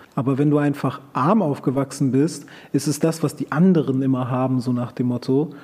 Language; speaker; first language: German; early bilingual, other home language; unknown